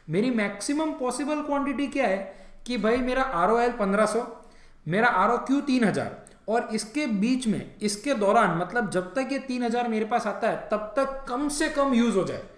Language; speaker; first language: Hindi; native; Hindi